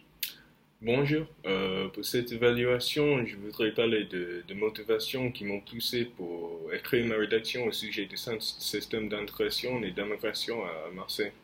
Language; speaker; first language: French; non-native, fluent; English